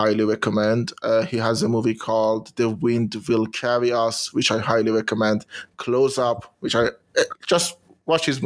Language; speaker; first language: English; non-native, fluent; Persian